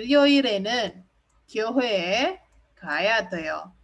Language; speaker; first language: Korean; non-native, fluent; Indonesian